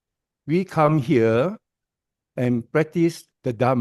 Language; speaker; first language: English; non-native, learner; Indonesian